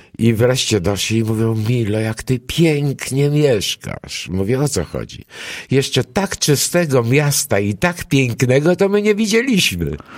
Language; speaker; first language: Polish; early bilingual, other home language; Greek